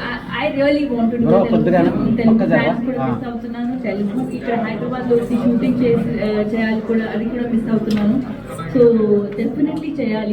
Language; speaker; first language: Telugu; non-native, fluent; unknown